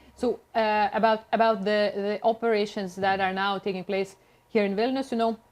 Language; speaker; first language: English; non-native, fluent; Lithuanian